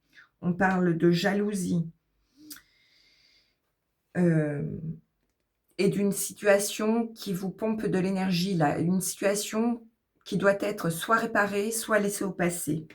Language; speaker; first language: French; native; French